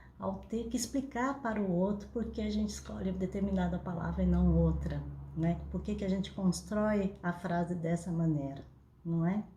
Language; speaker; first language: Portuguese; early bilingual, other home language; Japanese